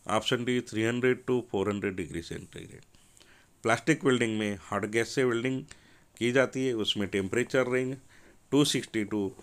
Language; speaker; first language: Hindi; non-native, local second language; Marathi